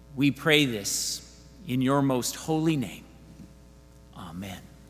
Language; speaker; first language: English; native; English